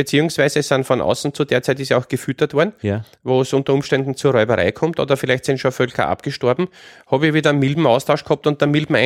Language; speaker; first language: German; native; German